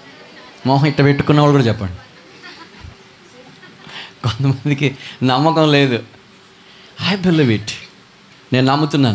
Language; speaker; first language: Telugu; native; Telugu